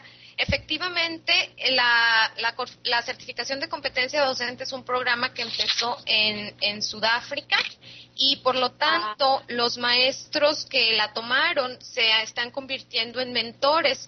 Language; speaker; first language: Spanish; native; Spanish